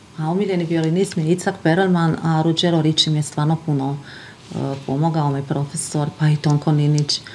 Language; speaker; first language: Bosnian; non-native, fluent; Hungarian